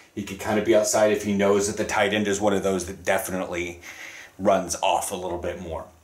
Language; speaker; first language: English; native; English